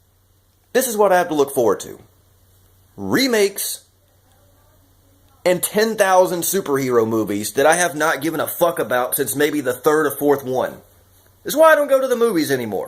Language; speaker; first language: English; native; English